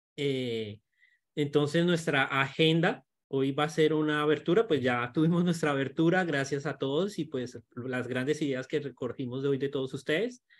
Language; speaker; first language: Spanish; native; Spanish